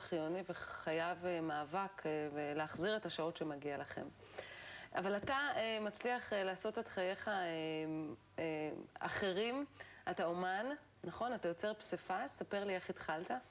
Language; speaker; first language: Hebrew; native; Hebrew